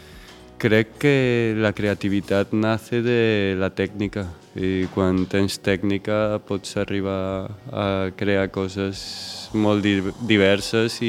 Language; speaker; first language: Catalan; non-native, local second language; Spanish